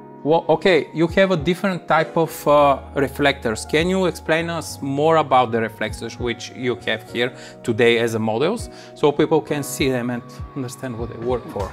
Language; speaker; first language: English; non-native, fluent; Bulgarian